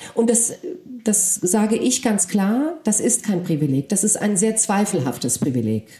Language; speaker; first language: German; early bilingual, other home language; Polish